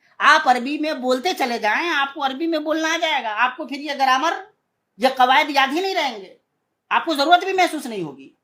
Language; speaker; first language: Urdu; native; Urdu